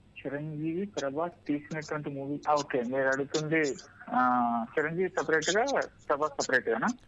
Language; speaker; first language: Telugu; native; Telugu